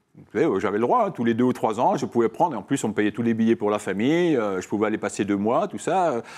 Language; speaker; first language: French; native; French